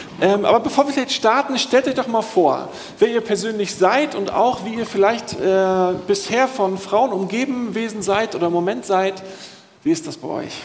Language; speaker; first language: German; native; German